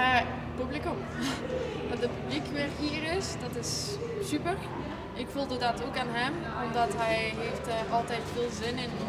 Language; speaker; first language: Dutch; non-native, fluent; French